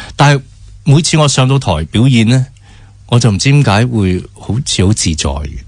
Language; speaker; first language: Cantonese; early bilingual, heritage; Cantonese